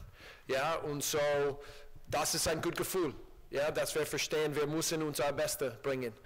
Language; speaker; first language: German; non-native, learner; English